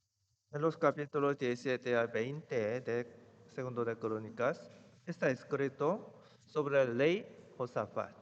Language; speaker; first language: Spanish; non-native, fluent; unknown